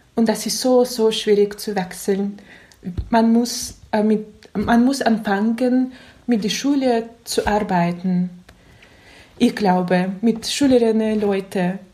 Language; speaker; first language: German; non-native, learner; Russian